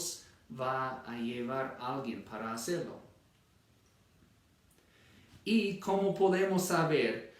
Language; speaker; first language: Spanish; non-native, fluent; English